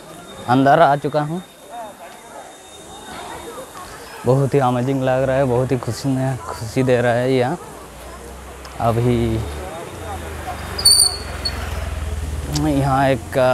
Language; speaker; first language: Hindi; non-native, local second language; Odia